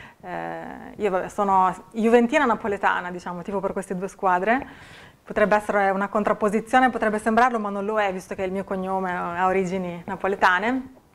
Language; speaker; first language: Italian; native; Italian